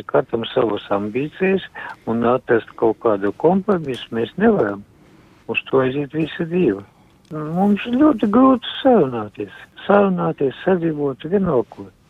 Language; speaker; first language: Latvian; non-native, local second language; Russian